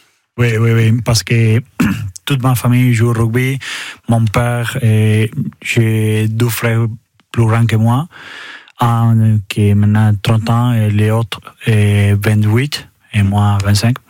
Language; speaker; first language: French; non-native, learner; Spanish